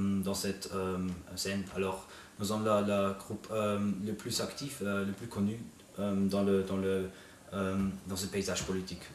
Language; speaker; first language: French; non-native, fluent; German